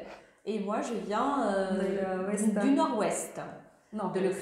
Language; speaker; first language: French; non-native, fluent; Ukrainian